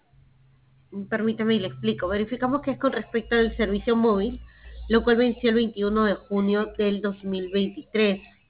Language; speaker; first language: Spanish; native; Spanish